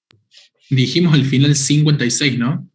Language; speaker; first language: Spanish; native; Spanish